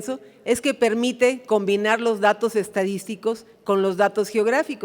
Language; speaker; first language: Spanish; native; Spanish